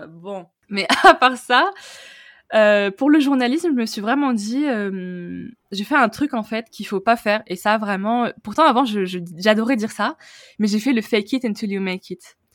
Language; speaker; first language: French; native; French